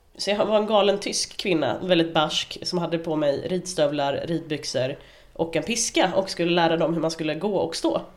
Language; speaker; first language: Swedish; native; Swedish